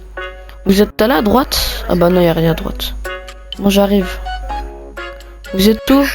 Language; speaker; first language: French; native; French